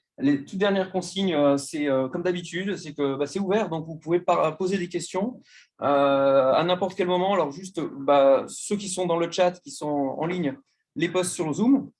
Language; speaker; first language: French; native; French